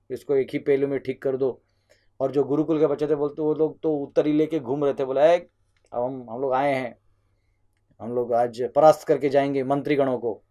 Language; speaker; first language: Hindi; native; Hindi